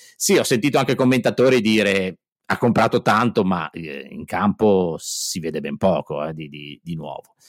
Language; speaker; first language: Italian; native; Italian